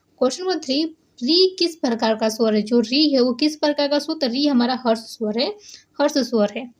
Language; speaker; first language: Hindi; native; Hindi